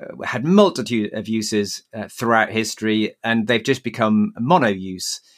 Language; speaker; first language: English; native; English